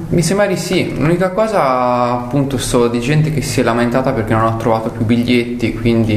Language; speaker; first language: Italian; native; Italian